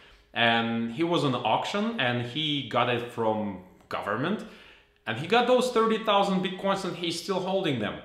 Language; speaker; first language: English; non-native, fluent; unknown